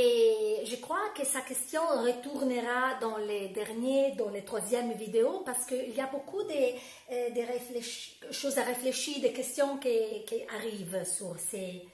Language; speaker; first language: French; non-native, fluent; Italian